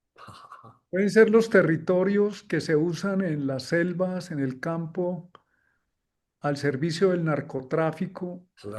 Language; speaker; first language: Spanish; native; Spanish